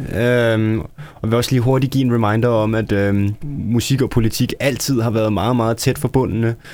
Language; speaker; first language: Danish; early bilingual, other home language; Icelandic